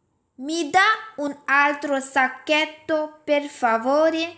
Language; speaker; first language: Italian; non-native, fluent; Urdu